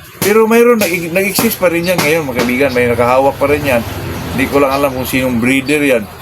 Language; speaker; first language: Filipino; non-native, local second language; Cebuano